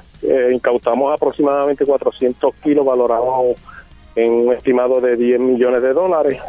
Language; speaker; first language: Spanish; native; Spanish